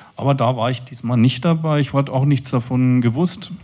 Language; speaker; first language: German; native; German